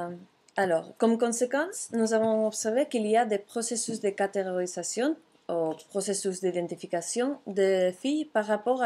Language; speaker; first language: French; non-native, fluent; Catalan